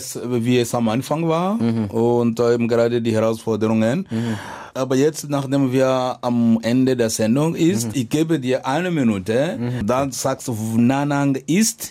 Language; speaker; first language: German; non-native, learner; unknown